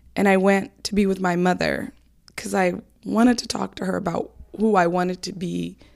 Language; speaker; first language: English; native; English